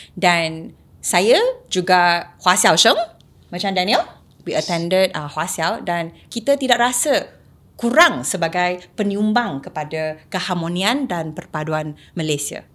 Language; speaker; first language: Malay; non-native, local second language; Chinese